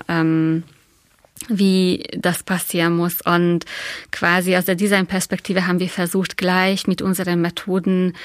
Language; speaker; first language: German; non-native, fluent; Hungarian